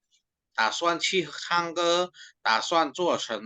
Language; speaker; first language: Chinese; non-native, fluent; Indonesian